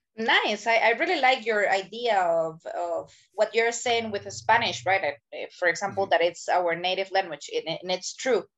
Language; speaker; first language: English; non-native, fluent; Spanish